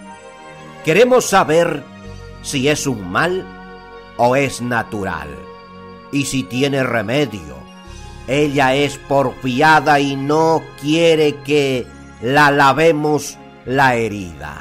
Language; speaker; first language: Spanish; native; Spanish